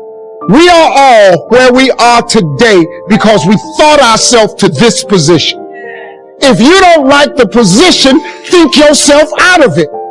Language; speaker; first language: English; native; English